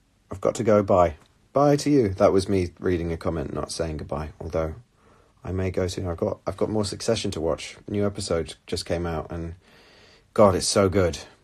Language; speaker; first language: English; native; English